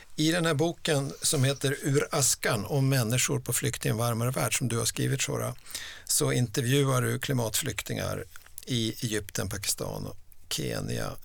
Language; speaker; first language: Swedish; native; Swedish